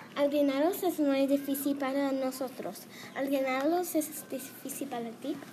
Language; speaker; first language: Spanish; non-native, learner; English